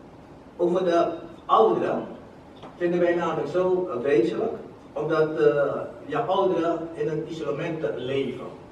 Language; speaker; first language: Dutch; non-native, local second language; Javanese